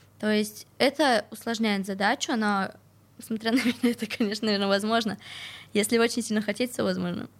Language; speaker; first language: Russian; native; Russian